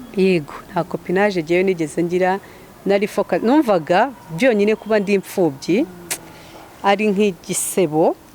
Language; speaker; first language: Kinyarwanda; early bilingual, heritage; Kinyarwanda